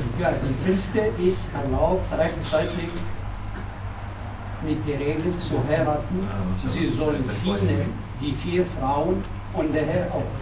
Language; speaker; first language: German; non-native, learner; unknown